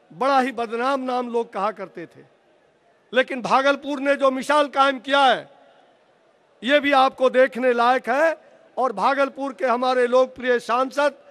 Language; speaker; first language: Hindi; native; Hindi